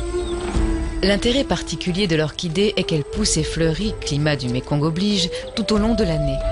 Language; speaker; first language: French; native; French